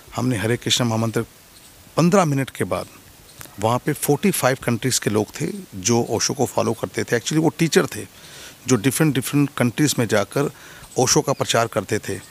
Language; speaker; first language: Hindi; native; Hindi